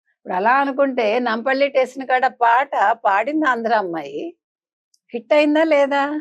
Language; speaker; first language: Telugu; native; Telugu